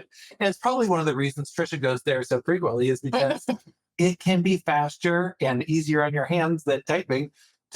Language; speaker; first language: English; native; English